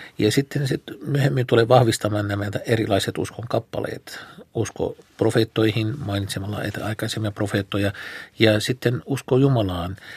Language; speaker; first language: Finnish; non-native, fluent; Arabic